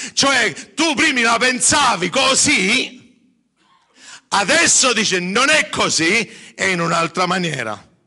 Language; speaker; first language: Italian; early bilingual, heritage; English